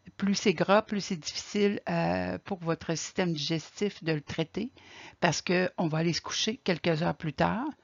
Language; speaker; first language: French; native; French